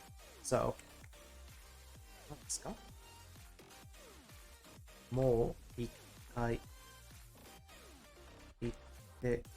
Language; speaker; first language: Japanese; non-native, learner; English